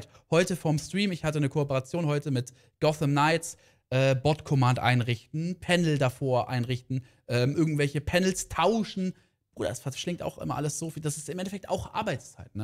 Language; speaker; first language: German; native; German